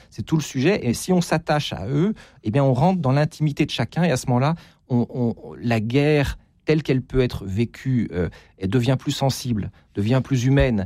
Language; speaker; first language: French; native; French